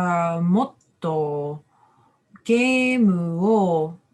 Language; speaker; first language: Japanese; non-native, learner; English